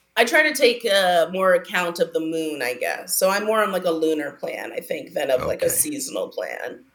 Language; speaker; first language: English; native; English